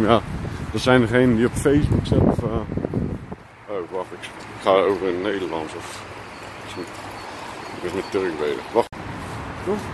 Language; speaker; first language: Dutch; early bilingual, other home language; Turkish